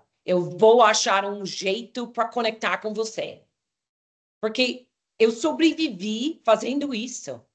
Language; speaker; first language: Portuguese; non-native, fluent; English